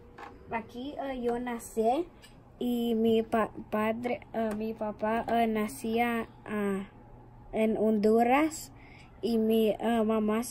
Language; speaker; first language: Spanish; early bilingual, heritage; Spanish